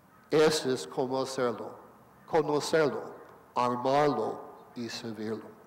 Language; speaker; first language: Spanish; non-native, fluent; English